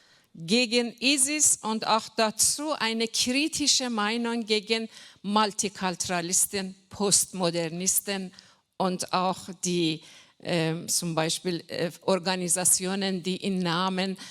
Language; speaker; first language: German; non-native, fluent; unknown